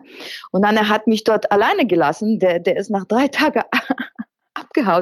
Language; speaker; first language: German; non-native, fluent; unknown